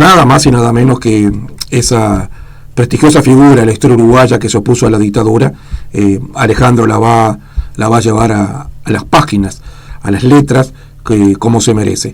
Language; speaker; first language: Spanish; native; Spanish